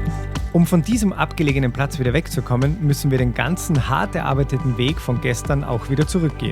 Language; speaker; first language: German; native; German